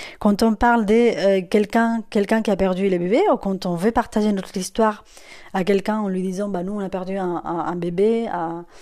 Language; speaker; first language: French; non-native, fluent; Spanish